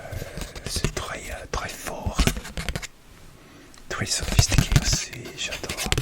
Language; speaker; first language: French; non-native, learner; English